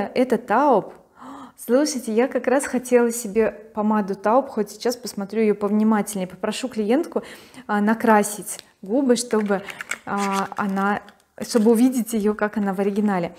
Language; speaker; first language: Russian; native; Russian